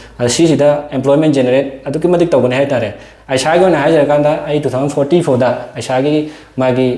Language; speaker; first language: Manipuri; native; Manipuri